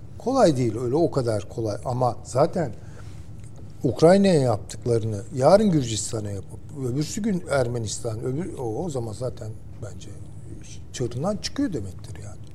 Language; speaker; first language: Turkish; native; Turkish